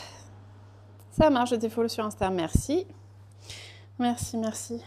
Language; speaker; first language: French; native; French